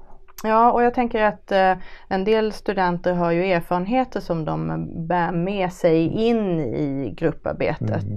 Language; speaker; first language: Swedish; native; Swedish